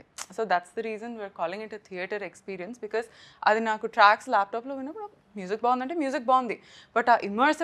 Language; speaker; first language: Telugu; native; Telugu